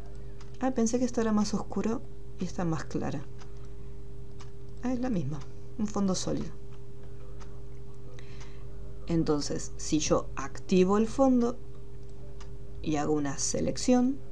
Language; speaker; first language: Spanish; native; Spanish